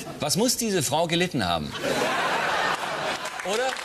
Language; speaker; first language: German; native; German